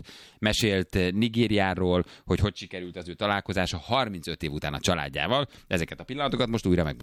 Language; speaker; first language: Hungarian; native; Hungarian